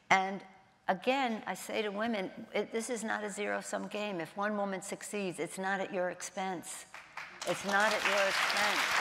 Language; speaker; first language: English; native; English